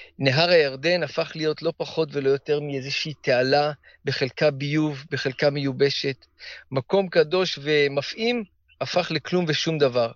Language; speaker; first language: Hebrew; early bilingual, heritage; Hebrew